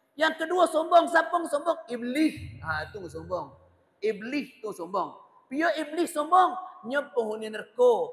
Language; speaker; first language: Malay; native; Malay